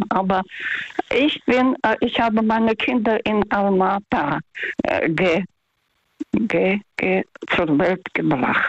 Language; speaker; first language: German; early bilingual, heritage; Russian